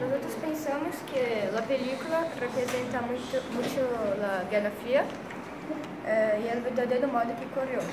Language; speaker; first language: Spanish; non-native, learner; Portuguese